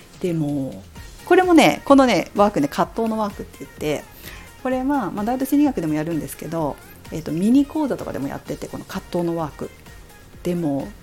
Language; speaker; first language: Japanese; native; Japanese